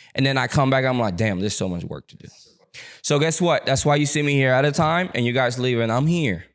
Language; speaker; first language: English; early bilingual, other home language; Spanish